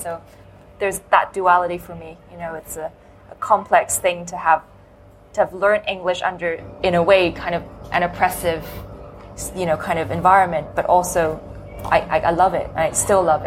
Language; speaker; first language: English; non-native, local second language; Cantonese